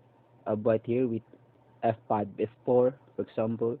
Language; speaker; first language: English; non-native, local second language; Filipino